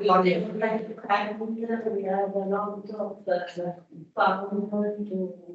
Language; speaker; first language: English; non-native, learner; Italian